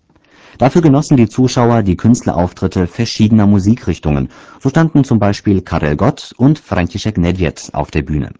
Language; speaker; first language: German; native; German